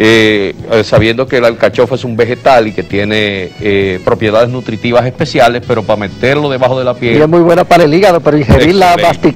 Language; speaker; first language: Spanish; native; Spanish